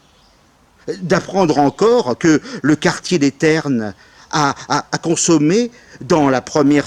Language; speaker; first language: French; native; French